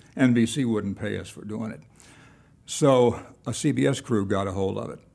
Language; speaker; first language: English; native; English